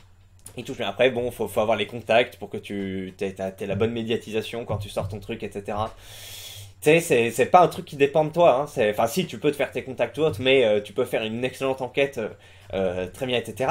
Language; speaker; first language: French; native; French